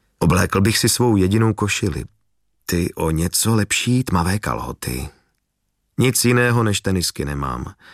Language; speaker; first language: Czech; native; Czech